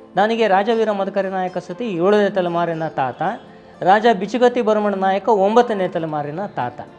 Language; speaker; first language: Kannada; native; Kannada